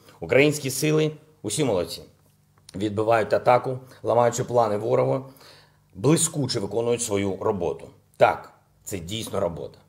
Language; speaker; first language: Ukrainian; non-native, local second language; Russian